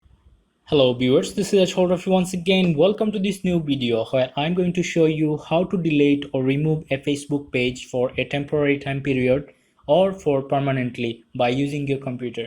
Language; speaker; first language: English; non-native, fluent; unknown